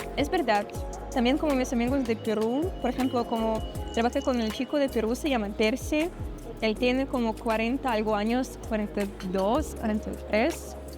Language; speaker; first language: Spanish; non-native, fluent; Russian